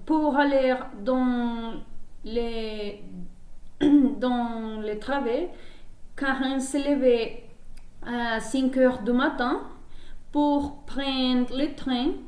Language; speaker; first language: French; non-native, learner; Spanish